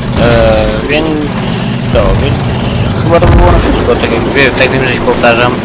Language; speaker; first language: Polish; native; Polish